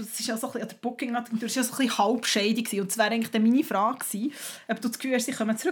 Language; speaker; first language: German; native; German